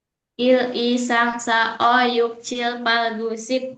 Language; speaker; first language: Korean; non-native, fluent; Indonesian